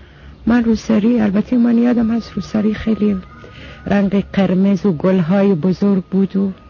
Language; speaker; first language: Persian; non-native, fluent; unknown